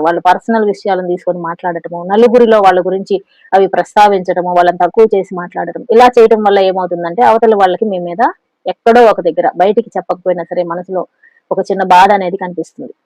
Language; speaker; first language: Telugu; native; Telugu